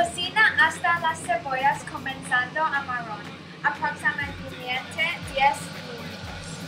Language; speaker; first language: Spanish; non-native, learner; English